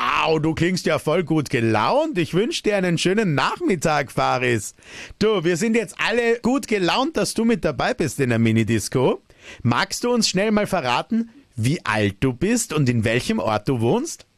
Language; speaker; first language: German; native; German